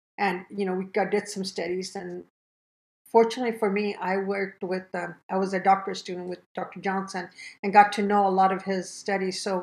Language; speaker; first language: English; early bilingual, other home language; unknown